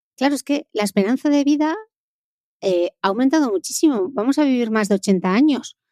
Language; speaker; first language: Spanish; native; Spanish